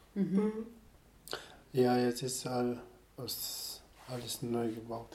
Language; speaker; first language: German; non-native, learner; Sherpa